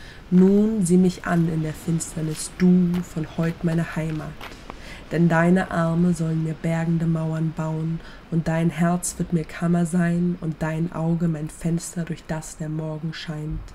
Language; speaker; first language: German; native; German